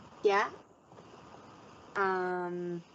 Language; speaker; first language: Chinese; non-native, learner; Spanish